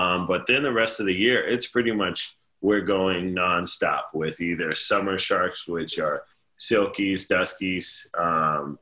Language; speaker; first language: English; native; English